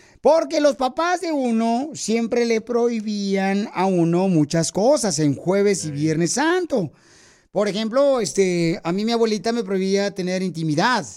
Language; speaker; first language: Spanish; native; Spanish